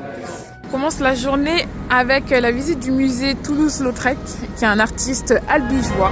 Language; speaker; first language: French; native; French